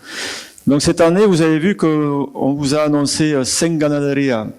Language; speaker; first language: French; native; French